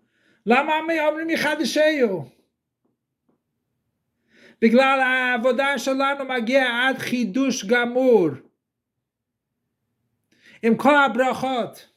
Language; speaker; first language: Hebrew; non-native, fluent; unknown